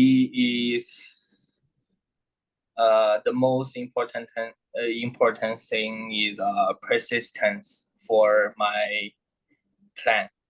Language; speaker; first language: English; non-native, learner; Thai